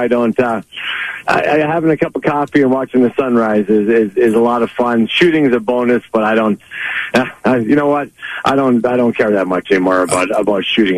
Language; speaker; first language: English; native; English